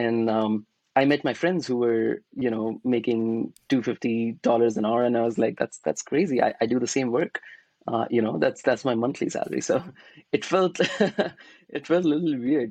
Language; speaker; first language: English; non-native, local second language; Hindi